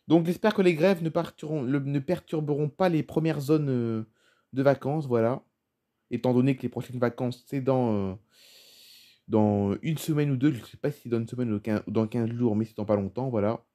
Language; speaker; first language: French; native; French